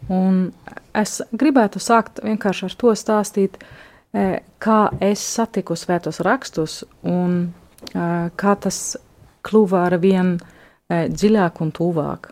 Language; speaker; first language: Latvian; non-native, fluent; German